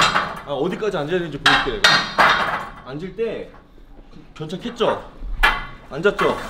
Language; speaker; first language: Korean; native; Korean